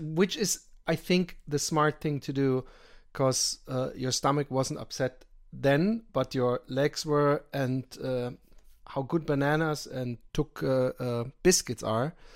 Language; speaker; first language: English; non-native, fluent; German